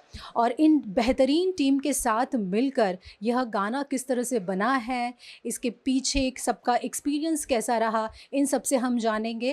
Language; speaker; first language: Hindi; native; Hindi